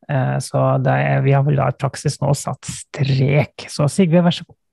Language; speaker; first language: Norwegian; native; Norwegian